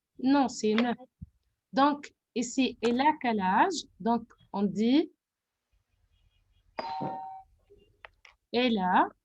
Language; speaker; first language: French; non-native, fluent; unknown